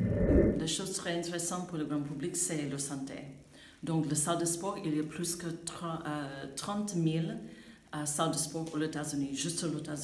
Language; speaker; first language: French; non-native, fluent; English